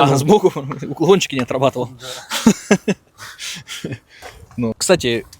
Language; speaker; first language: Russian; native; Russian